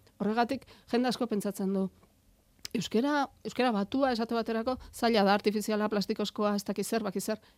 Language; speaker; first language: Basque; native; Basque